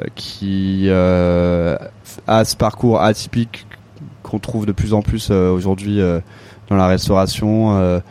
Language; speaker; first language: French; native; French